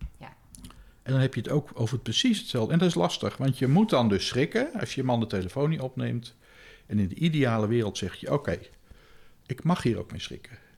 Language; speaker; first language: Dutch; native; Dutch